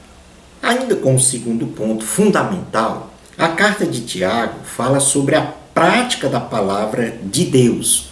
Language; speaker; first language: Portuguese; native; Portuguese